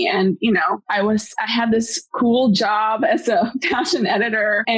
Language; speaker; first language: English; non-native, local second language; Hiligaynon